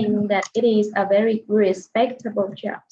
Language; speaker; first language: English; non-native, fluent; Vietnamese